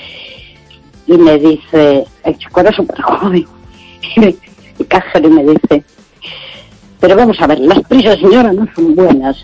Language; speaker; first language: Spanish; native; Spanish